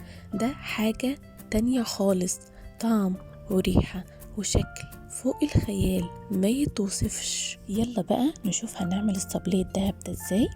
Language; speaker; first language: Arabic; native; Arabic